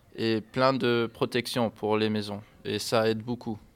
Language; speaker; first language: French; non-native, fluent; English